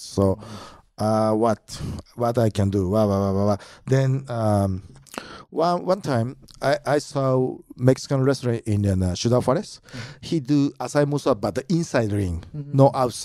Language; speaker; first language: English; non-native, learner; Japanese